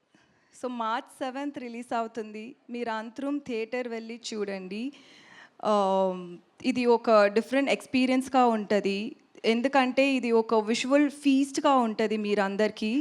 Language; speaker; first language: Telugu; non-native, learner; Tamil